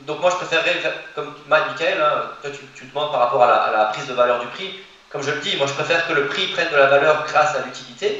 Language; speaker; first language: French; native; French